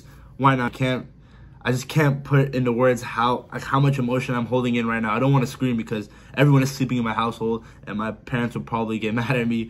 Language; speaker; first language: English; native; English